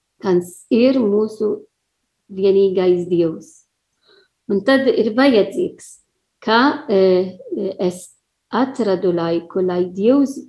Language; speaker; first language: Latvian; non-native, learner; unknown